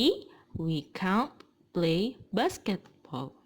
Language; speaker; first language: English; non-native, fluent; Indonesian